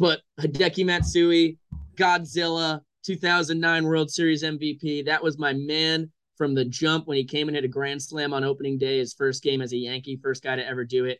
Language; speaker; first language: English; native; English